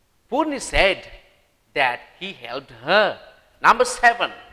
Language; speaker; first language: English; non-native, local second language; Sinhala